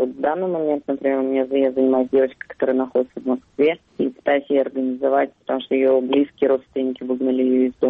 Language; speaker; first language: Russian; native; Russian